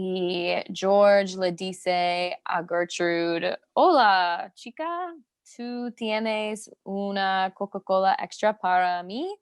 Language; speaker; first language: Spanish; non-native, learner; English